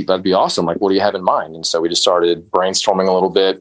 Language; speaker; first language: English; native; English